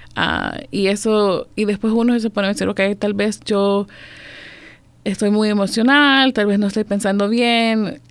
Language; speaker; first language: Spanish; native; Spanish